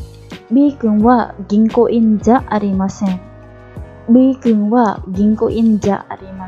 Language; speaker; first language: Japanese; non-native, fluent; Khmer